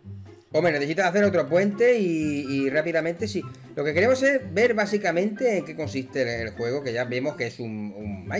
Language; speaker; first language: Spanish; native; Spanish